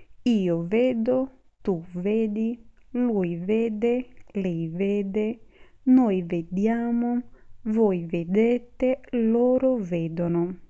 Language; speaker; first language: Italian; non-native, fluent; Portuguese